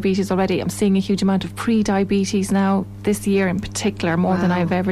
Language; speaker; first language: English; native; English